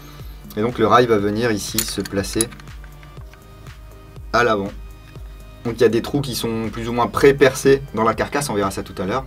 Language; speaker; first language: French; native; French